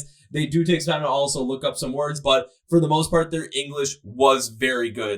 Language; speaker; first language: English; native; English